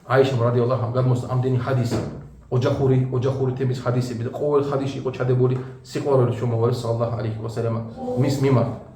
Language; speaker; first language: Georgian; non-native, local second language; Azerbaijani